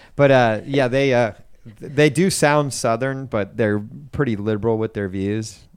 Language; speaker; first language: English; native; English